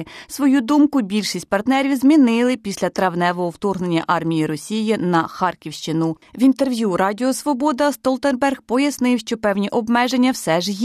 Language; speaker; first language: Ukrainian; native; Ukrainian